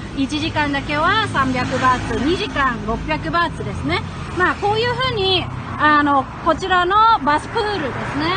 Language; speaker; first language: Japanese; non-native, fluent; Thai